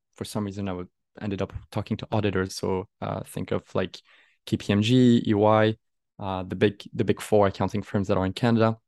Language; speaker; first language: English; non-native, fluent; French